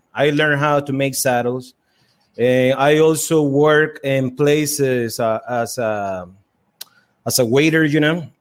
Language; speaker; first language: English; non-native, fluent; Spanish